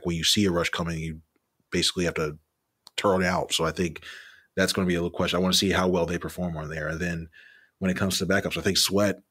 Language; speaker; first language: English; native; English